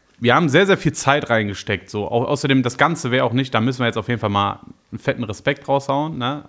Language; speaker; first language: German; native; German